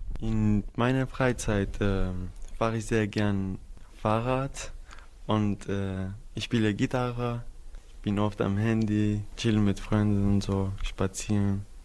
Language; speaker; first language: German; non-native, fluent; Kurdish